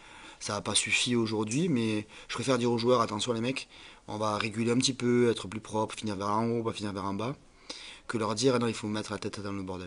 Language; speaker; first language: French; native; French